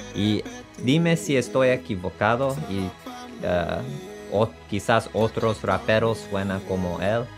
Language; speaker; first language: Spanish; non-native, learner; English